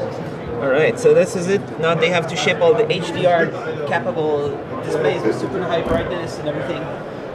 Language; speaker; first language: English; non-native, fluent; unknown